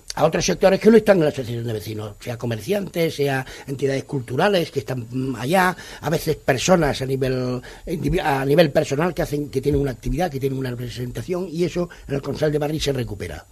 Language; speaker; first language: Spanish; non-native, local second language; Catalan